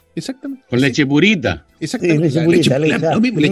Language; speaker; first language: Spanish; native; Spanish